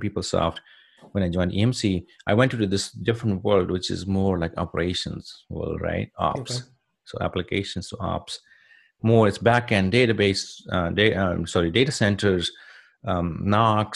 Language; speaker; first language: English; non-native, local second language; Punjabi